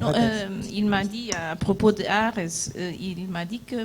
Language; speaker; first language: French; non-native, fluent; Portuguese